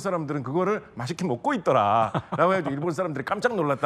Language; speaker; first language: Korean; native; Korean